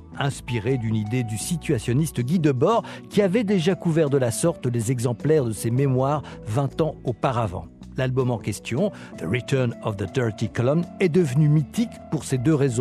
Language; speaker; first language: French; native; French